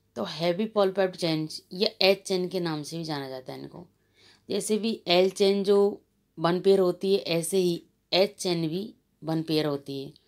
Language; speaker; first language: Hindi; native; Hindi